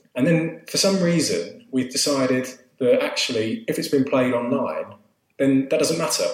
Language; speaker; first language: English; native; English